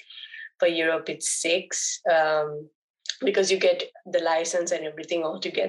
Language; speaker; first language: English; non-native, local second language; Sinhala